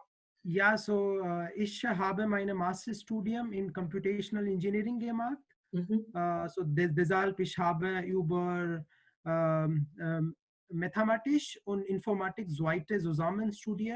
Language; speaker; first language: German; non-native, learner; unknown